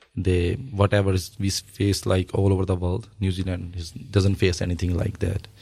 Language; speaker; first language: English; non-native, local second language; Punjabi